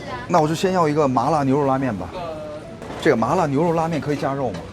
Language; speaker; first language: Chinese; non-native, fluent; Korean